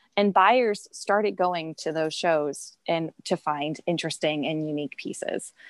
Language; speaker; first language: English; native; English